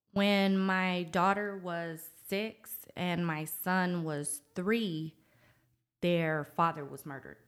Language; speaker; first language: English; native; English